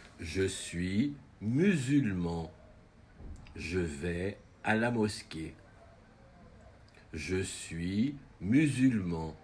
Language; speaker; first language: French; non-native, fluent; Portuguese